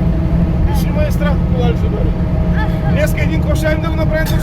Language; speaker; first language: Bulgarian; native; Bulgarian